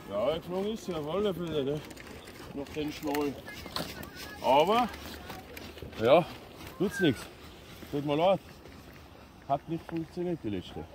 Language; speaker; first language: German; native; German